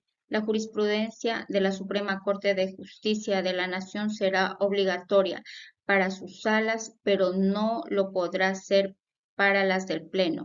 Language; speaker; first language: Spanish; native; Spanish